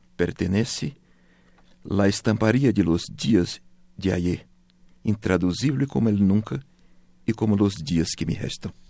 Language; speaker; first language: Spanish; non-native, learner; Portuguese